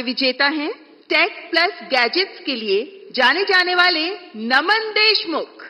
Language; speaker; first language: Hindi; native; Hindi